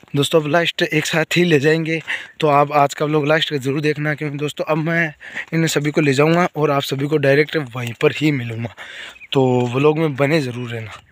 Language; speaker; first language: Hindi; non-native, local second language; Rajasthani